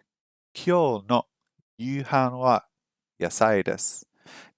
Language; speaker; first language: Japanese; non-native, learner; English